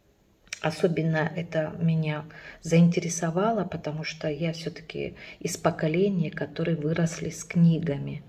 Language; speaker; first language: Russian; non-native, local second language; Yakut